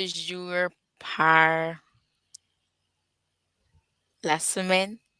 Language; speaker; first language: French; non-native, learner; English